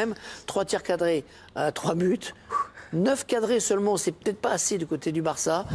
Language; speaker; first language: French; native; French